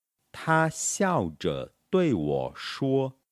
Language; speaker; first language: Chinese; non-native, fluent; Portuguese